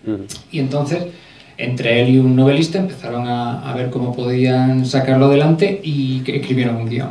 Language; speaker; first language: Spanish; native; Spanish